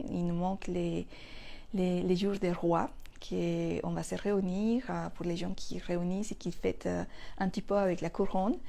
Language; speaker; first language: French; non-native, fluent; Spanish